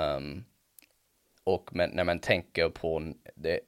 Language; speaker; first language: Swedish; non-native, fluent; English